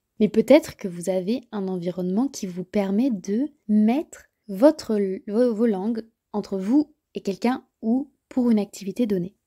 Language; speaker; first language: French; native; French